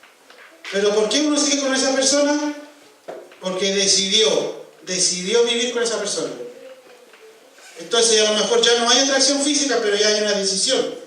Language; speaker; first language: Spanish; native; Spanish